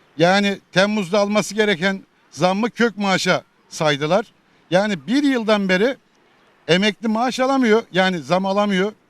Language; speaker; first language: Turkish; native; Turkish